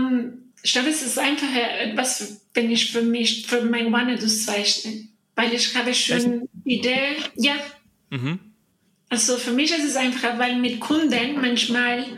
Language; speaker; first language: German; non-native, learner; Spanish